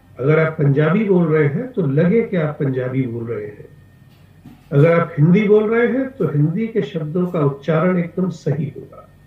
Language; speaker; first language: Hindi; non-native, local second language; Punjabi